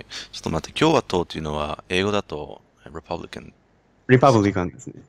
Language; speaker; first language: Japanese; non-native, learner; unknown